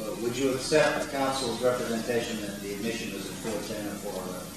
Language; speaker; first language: English; native; English